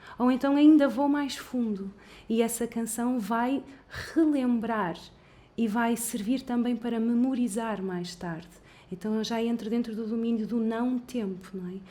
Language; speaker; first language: Portuguese; native; Portuguese